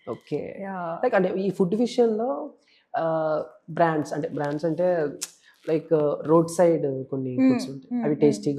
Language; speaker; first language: Telugu; native; Telugu